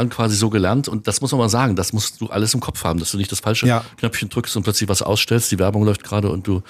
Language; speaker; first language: German; native; German